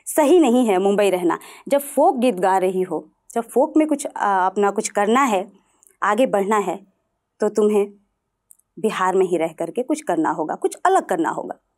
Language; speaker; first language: Hindi; non-native, local second language; Bhojpuri